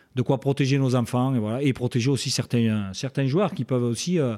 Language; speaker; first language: French; native; French